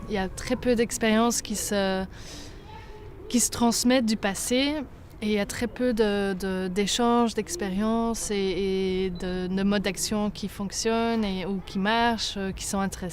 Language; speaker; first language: French; native; French